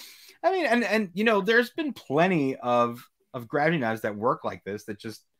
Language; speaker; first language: English; native; English